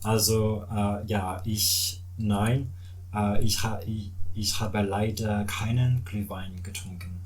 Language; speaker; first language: German; non-native, learner; French